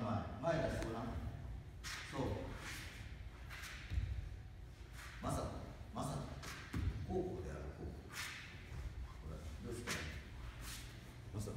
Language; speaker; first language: Japanese; native; Japanese